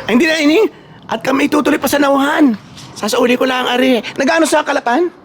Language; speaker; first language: Filipino; native; Filipino